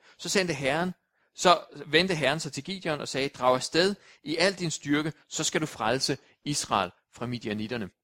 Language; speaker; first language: Danish; native; Danish